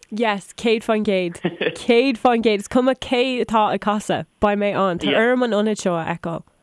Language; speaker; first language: Irish; non-native, local second language; English